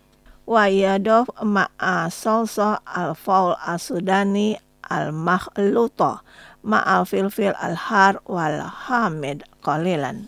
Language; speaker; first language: Arabic; non-native, fluent; Indonesian